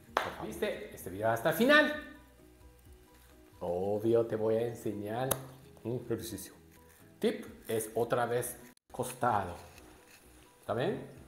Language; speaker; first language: Spanish; non-native, learner; Japanese